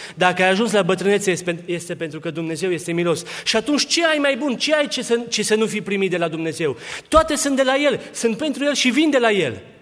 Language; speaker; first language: Romanian; native; Romanian